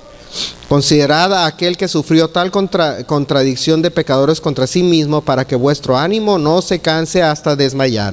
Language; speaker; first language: Spanish; native; Spanish